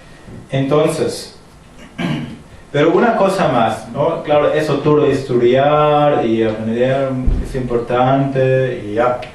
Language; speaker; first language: Spanish; non-native, fluent; German